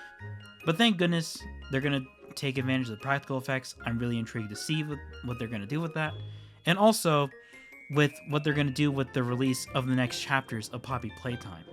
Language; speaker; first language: English; native; English